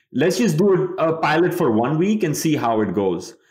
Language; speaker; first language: English; non-native, local second language; Bangla